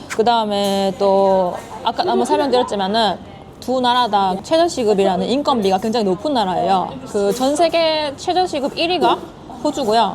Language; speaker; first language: Korean; native; Korean